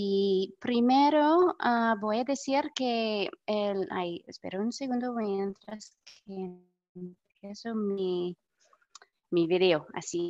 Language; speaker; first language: Spanish; non-native, fluent; English